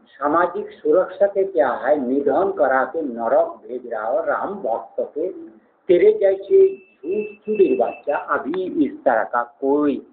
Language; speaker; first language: Hindi; native; Hindi